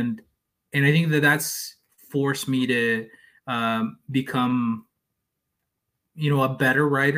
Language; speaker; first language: English; non-native, fluent; Spanish